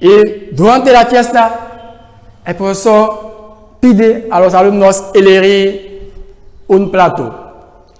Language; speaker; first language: Spanish; non-native, fluent; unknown